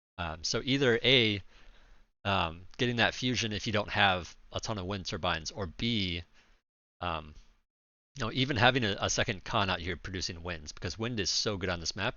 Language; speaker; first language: English; native; English